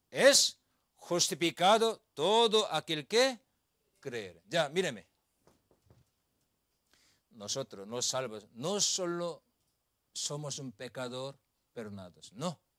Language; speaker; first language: Spanish; non-native, learner; Korean